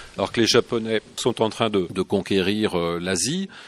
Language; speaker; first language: French; native; French